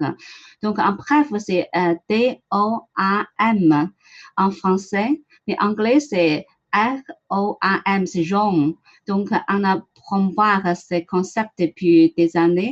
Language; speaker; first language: French; non-native, learner; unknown